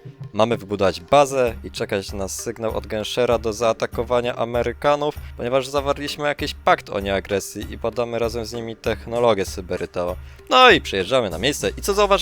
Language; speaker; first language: Polish; native; Polish